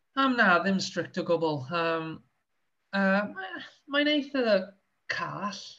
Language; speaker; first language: Welsh; non-native, local second language; English